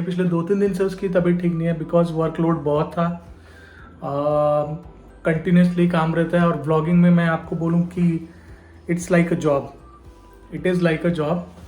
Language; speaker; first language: Hindi; native; Hindi